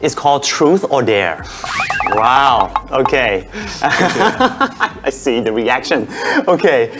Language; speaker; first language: English; non-native, fluent; Thai